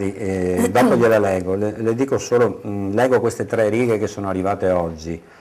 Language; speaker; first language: Italian; native; Italian